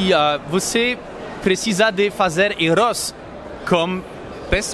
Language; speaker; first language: Portuguese; non-native, learner; French